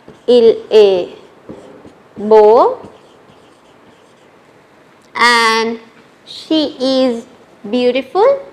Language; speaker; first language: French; non-native, fluent; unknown